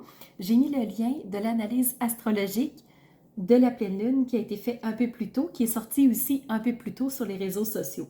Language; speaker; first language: French; native; French